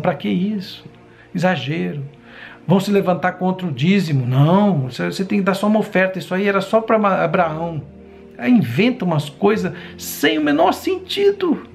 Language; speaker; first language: Portuguese; native; Portuguese